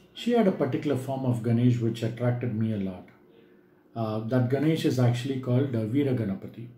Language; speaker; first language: English; non-native, local second language; Tamil